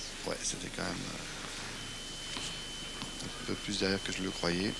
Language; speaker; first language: French; native; French